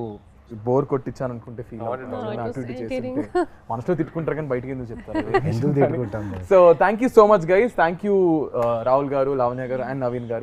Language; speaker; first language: Telugu; native; Telugu